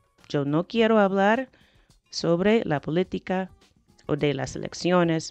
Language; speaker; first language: Spanish; non-native, fluent; English